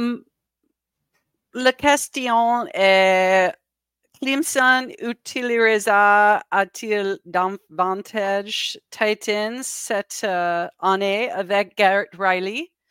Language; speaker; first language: French; non-native, learner; English